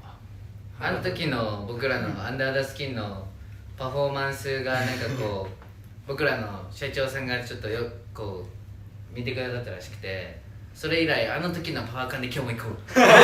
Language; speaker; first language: Japanese; native; Japanese